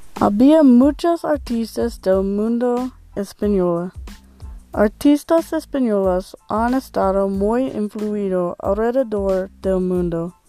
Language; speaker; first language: Spanish; non-native, learner; English